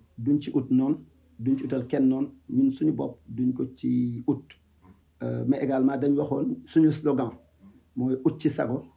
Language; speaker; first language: Wolof; native; Wolof